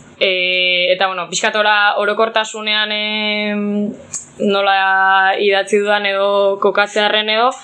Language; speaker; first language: Basque; native; Basque